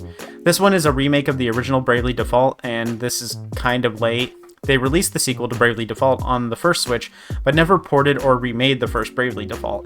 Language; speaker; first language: English; native; English